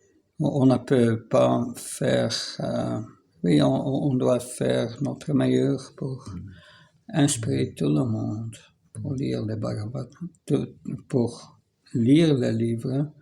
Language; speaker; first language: French; non-native, fluent; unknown